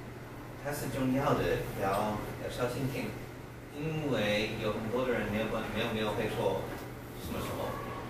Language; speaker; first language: Chinese; non-native, learner; English